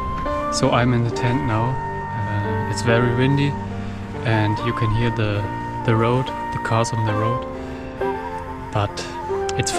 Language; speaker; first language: English; non-native, fluent; German